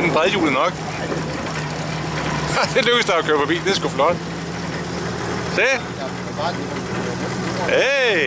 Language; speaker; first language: Danish; native; Danish